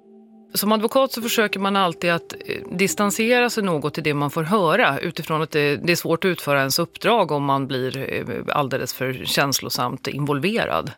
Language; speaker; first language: Swedish; native; Swedish